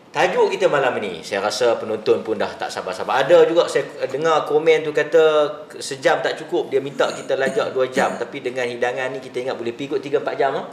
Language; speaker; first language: Malay; native; Malay